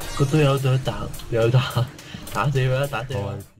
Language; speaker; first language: Chinese; native; Chinese